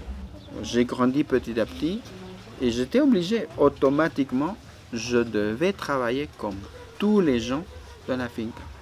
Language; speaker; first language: French; non-native, fluent; Spanish